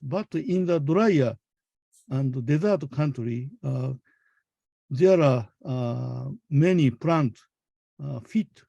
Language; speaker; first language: English; non-native, fluent; Japanese